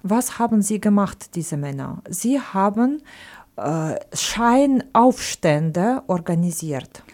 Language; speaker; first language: German; non-native, fluent; Ukrainian